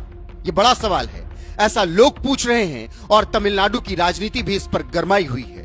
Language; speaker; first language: Hindi; native; Hindi